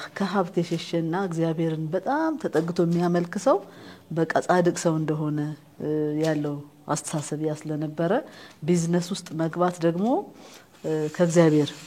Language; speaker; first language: Amharic; native; Amharic